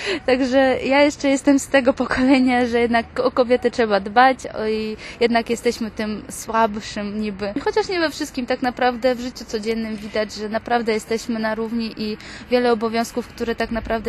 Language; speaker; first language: Polish; non-native, fluent; Georgian